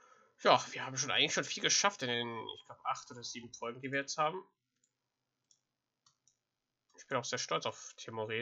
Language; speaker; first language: German; native; German